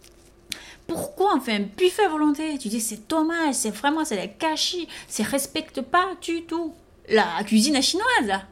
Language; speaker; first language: French; non-native, fluent; Chinese